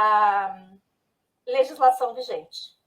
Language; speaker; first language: Portuguese; native; Portuguese